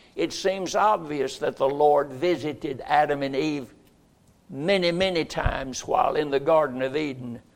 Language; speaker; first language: English; native; English